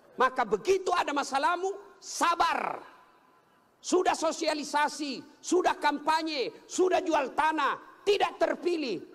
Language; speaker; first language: Indonesian; native; Indonesian